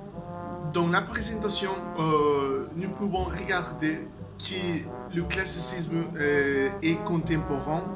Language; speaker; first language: French; non-native, learner; Spanish